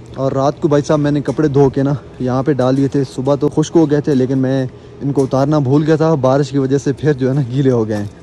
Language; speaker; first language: Urdu; non-native, local second language; Punjabi